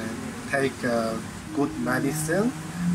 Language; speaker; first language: English; non-native, learner; Korean